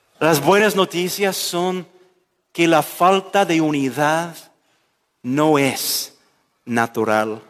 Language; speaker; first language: Spanish; non-native, fluent; English